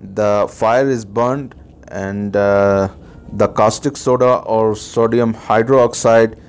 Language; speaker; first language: English; non-native, local second language; Urdu